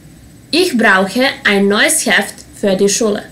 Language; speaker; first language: German; non-native, fluent; Serbian